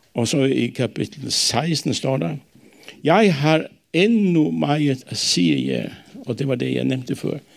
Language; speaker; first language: Danish; non-native, local second language; Faroese